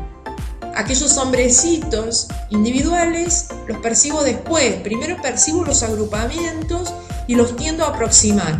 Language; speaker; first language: Spanish; native; Spanish